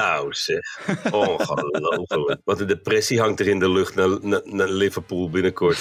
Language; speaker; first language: Dutch; native; Dutch